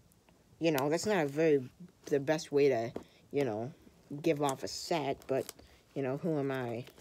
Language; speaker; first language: English; native; English